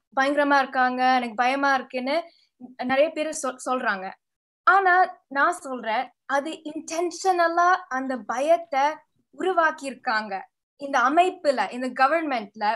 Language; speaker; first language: Tamil; early bilingual, heritage; Tamil